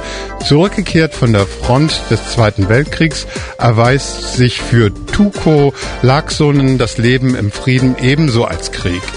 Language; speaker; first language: German; native; German